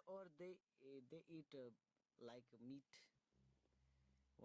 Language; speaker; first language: English; non-native, learner; Nepali